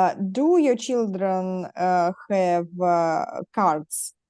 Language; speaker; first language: English; non-native, learner; Russian